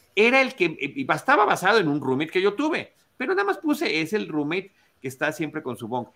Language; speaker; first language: Spanish; native; Spanish